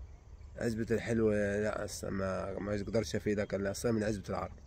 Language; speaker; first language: Arabic; native; Arabic